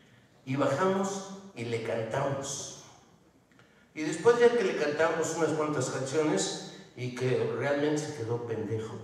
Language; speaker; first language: Spanish; native; Spanish